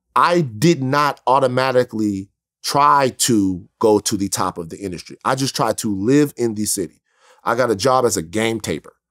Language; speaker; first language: English; native; English